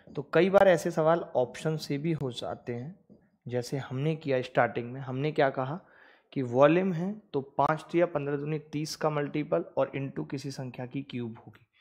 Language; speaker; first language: Hindi; native; Hindi